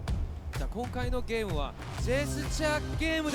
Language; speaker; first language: Japanese; non-native, learner; Korean